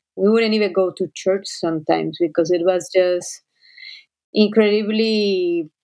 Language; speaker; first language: English; non-native, fluent; Spanish